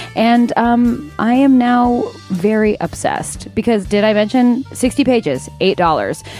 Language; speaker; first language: English; native; English